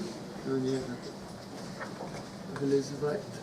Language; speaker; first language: Russian; non-native, learner; Polish